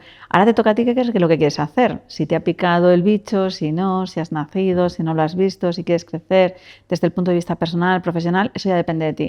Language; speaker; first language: Spanish; native; Spanish